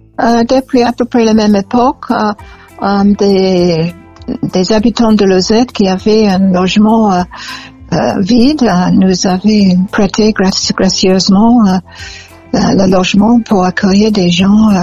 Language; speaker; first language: French; non-native, fluent; English